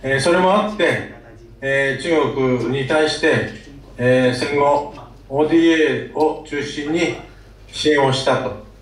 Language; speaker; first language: Japanese; native; Japanese